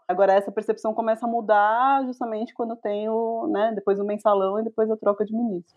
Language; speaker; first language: Portuguese; native; Portuguese